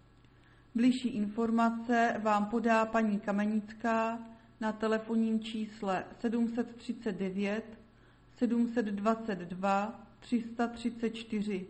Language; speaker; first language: Czech; native; Czech